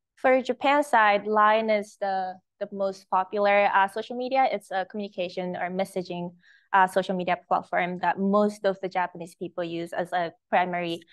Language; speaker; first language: English; early bilingual, other home language; Japanese